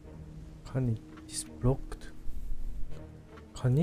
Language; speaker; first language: German; non-native, learner; Japanese